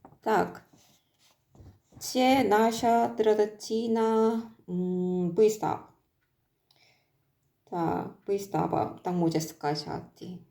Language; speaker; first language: Ukrainian; non-native, learner; Korean